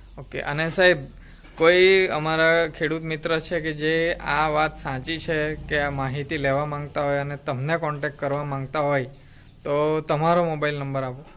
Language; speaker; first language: Gujarati; native; Gujarati